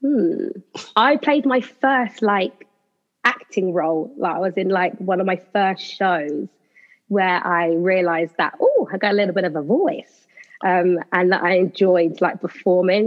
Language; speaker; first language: English; native; English